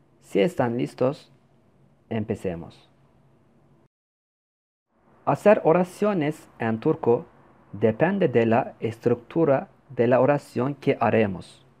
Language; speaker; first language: Spanish; non-native, fluent; Turkish